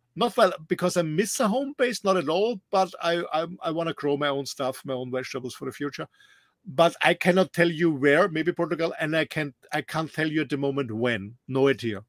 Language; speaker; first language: English; non-native, fluent; German